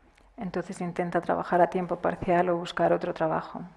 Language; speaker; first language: Spanish; native; Spanish